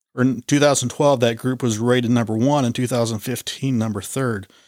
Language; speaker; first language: English; native; English